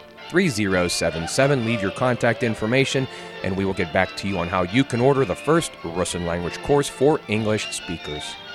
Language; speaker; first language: English; native; English